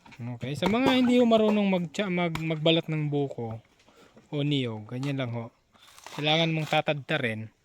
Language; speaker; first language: Filipino; non-native, local second language; Cebuano